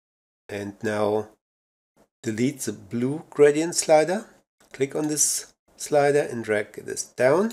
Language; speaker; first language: English; non-native, fluent; German